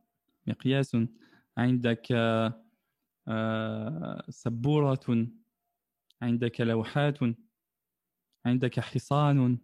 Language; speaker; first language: Arabic; non-native, fluent; French